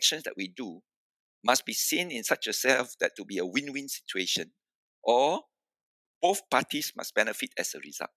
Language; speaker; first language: English; non-native, local second language; Min Nan Chinese